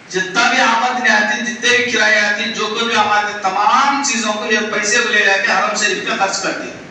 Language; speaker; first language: Hindi; non-native, local second language; Urdu